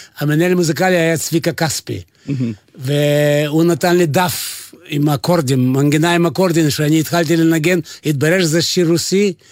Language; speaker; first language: Hebrew; non-native, fluent; Russian